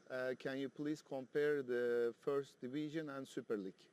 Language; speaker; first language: English; non-native, fluent; Turkish